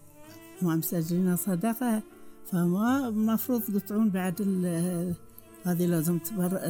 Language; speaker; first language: Arabic; native; Arabic